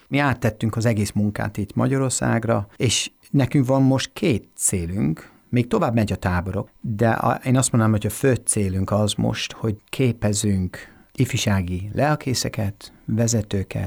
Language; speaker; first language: Hungarian; non-native, fluent; English